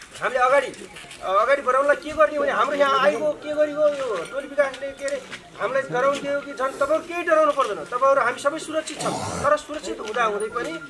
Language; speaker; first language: Nepali; non-native, local second language; Dangaura Tharu